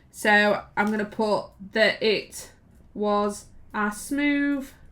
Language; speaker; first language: English; native; English